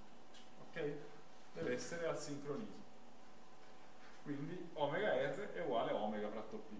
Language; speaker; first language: Italian; native; Italian